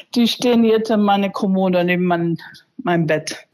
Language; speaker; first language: German; early bilingual, other home language; Spanish